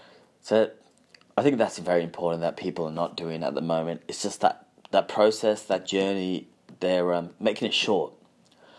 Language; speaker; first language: English; native; English